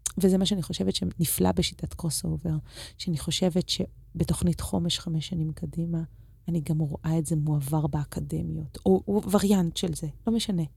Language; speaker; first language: Hebrew; native; Hebrew